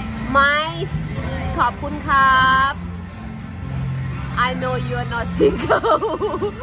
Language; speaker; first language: English; non-native, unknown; Thai